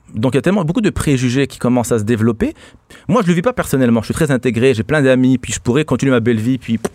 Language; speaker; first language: French; non-native, local second language; Arabic